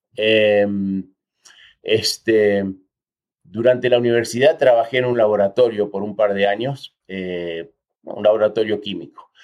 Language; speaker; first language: Spanish; early bilingual, heritage; Spanish